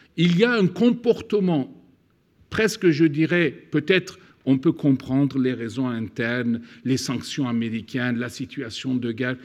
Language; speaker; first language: French; non-native, fluent; Turkish